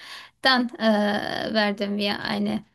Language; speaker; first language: German; non-native, learner; Turkish